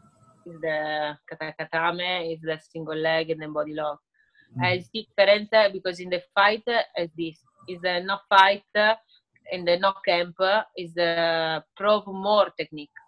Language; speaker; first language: English; non-native, learner; Italian